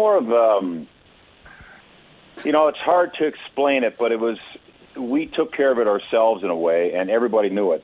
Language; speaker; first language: English; native; English